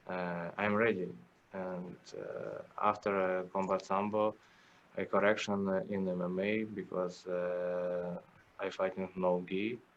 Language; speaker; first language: English; non-native, learner; Russian